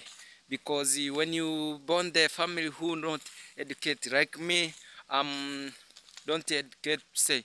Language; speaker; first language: English; non-native, learner; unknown